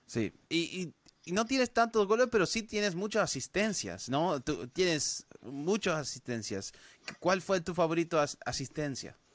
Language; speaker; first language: Spanish; early bilingual, heritage; Spanish